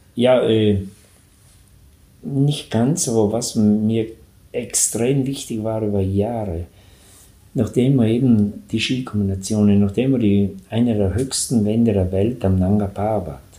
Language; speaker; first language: German; native; German